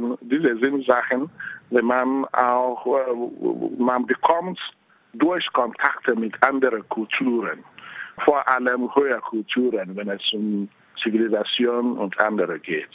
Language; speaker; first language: German; non-native, fluent; Igbo